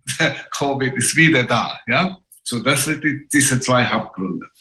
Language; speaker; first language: German; non-native, fluent; Chinese